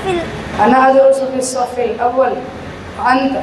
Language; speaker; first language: Arabic; non-native, learner; Urdu